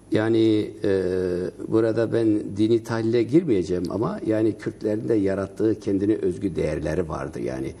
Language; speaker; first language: Turkish; non-native, local second language; Kurdish